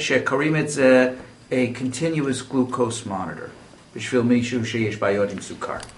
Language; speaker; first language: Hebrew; non-native, fluent; English